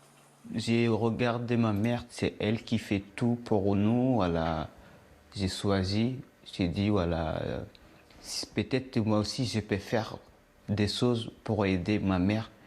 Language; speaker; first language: French; non-native, learner; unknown